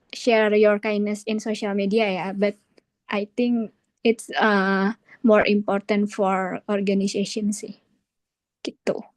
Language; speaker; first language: English; non-native, learner; Indonesian